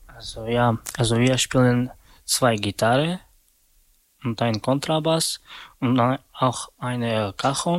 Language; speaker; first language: German; non-native, learner; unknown